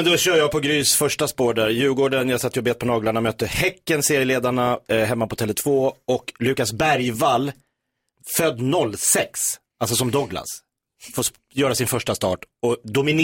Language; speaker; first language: Swedish; native; Swedish